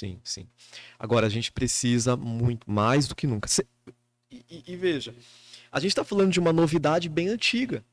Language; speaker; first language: Portuguese; native; Portuguese